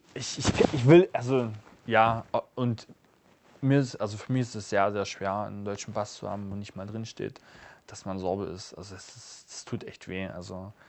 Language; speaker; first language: German; non-native, local second language; Upper Sorbian